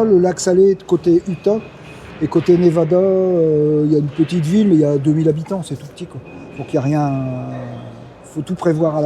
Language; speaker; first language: French; native; French